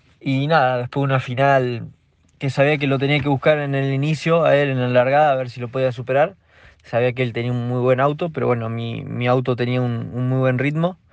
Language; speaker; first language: Spanish; native; Spanish